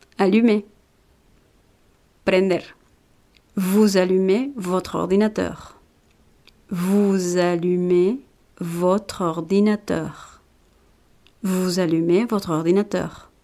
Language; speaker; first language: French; non-native, fluent; Spanish